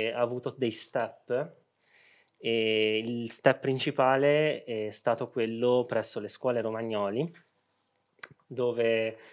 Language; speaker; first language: Italian; early bilingual, other home language; Arabic